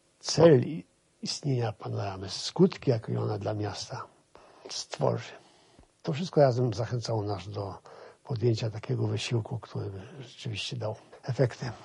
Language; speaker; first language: Polish; native; Polish